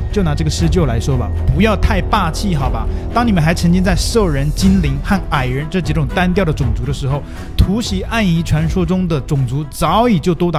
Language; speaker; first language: Chinese; native; Chinese